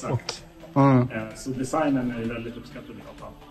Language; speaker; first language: Swedish; native; Swedish